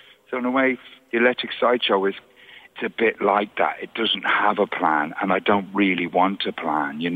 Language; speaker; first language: English; native; English